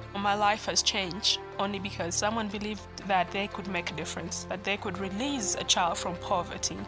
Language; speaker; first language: English; non-native, local second language; Acoli